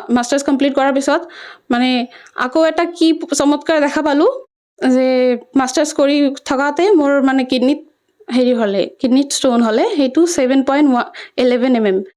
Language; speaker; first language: Assamese; native; Assamese